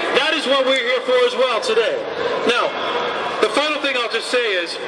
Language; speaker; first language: English; early bilingual, other home language; Persian